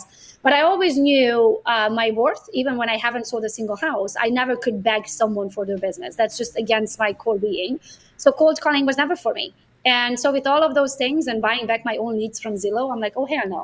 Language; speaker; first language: English; non-native, fluent; Romanian